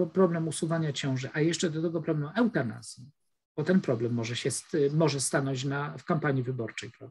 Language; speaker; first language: Polish; native; Polish